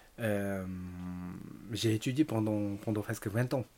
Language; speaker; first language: French; non-native, learner; Tibetan